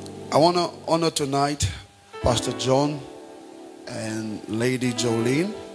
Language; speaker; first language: English; non-native, local second language; Afrikaans